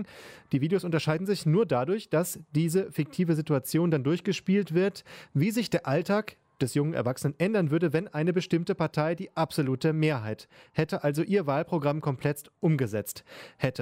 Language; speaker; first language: German; native; German